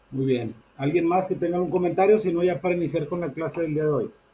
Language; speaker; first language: Spanish; native; Spanish